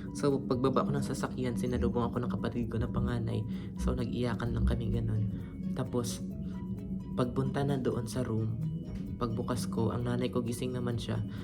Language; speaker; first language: Filipino; non-native, local second language; Cebuano